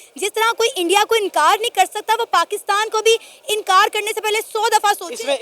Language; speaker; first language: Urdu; native; Urdu